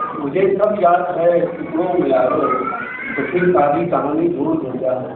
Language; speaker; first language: Urdu; non-native, local second language; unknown